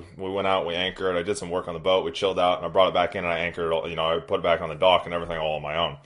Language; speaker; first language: English; native; English